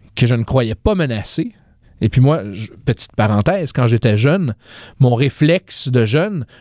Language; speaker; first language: French; native; French